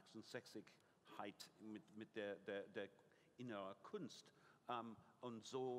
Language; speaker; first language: German; non-native, learner; English